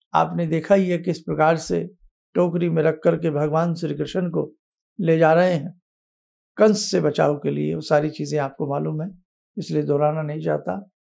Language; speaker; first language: Hindi; native; Hindi